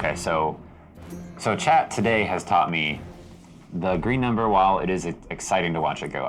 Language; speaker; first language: English; native; English